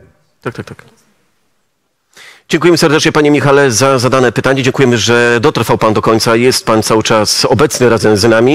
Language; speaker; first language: Polish; native; Polish